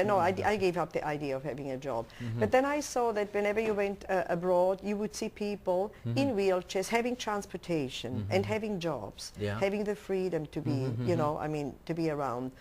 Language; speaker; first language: English; non-native, local second language; German